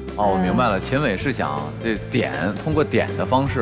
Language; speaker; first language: Chinese; native; Chinese